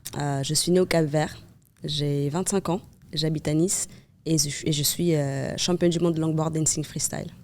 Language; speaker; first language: French; non-native, fluent; Kabuverdianu